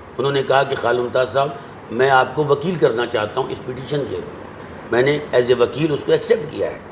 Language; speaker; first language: Urdu; native; Urdu